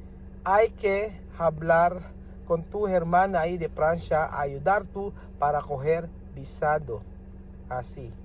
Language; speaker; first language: Spanish; non-native, learner; Filipino